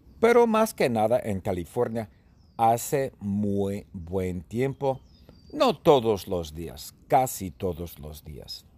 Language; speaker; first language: Spanish; early bilingual, heritage; Spanish